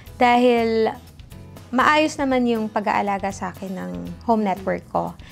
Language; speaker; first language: Filipino; early bilingual, heritage; Filipino